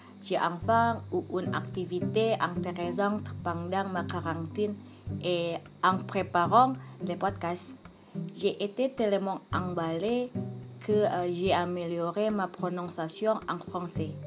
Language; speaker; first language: French; non-native, learner; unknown